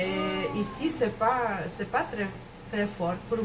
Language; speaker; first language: French; non-native, learner; Russian